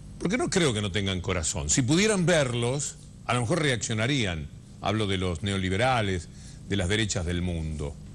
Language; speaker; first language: Spanish; native; Spanish